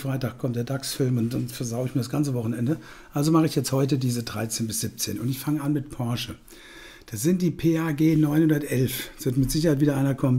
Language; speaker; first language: German; native; German